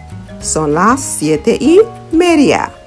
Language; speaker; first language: Spanish; non-native, learner; English